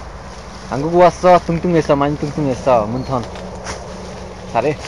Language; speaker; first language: Korean; non-native, learner; Nepali